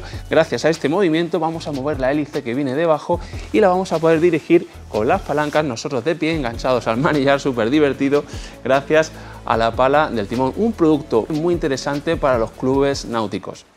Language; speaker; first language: Spanish; native; Spanish